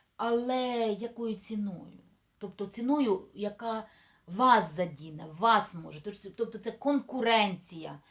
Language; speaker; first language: Ukrainian; non-native, local second language; Russian